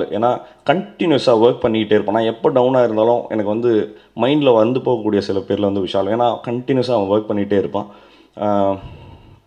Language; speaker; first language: Tamil; native; Tamil